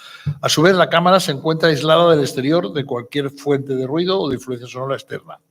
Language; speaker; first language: Spanish; native; Spanish